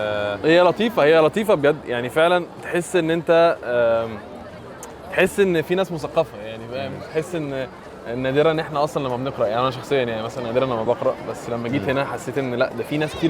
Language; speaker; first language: Arabic; native; Arabic